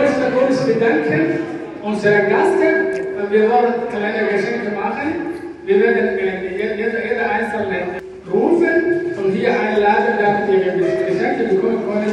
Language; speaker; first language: German; non-native, learner; Somali